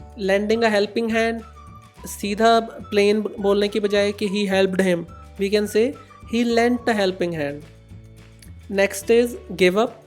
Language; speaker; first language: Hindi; non-native, local second language; Punjabi